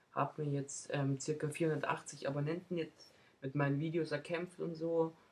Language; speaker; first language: German; native; German